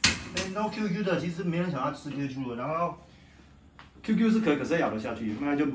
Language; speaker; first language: Chinese; native; Chinese